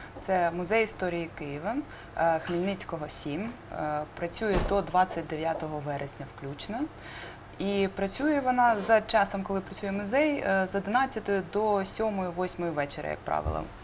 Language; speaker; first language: Ukrainian; native; Ukrainian